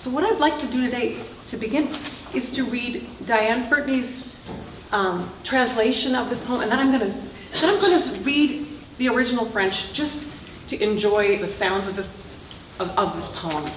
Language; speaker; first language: English; native; English